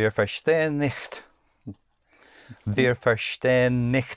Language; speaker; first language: German; non-native, learner; English